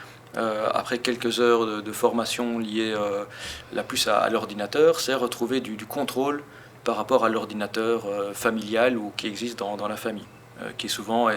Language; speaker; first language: French; native; French